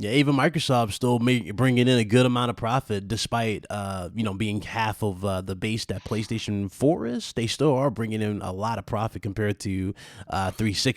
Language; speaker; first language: English; native; English